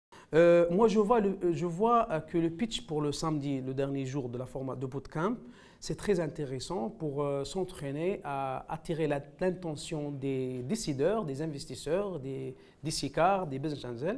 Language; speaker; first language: French; non-native, local second language; Arabic